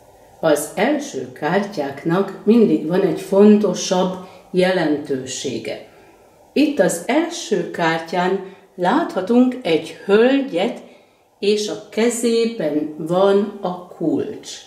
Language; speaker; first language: Hungarian; native; Hungarian